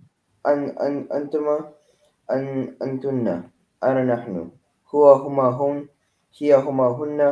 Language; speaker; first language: Arabic; non-native, learner; Filipino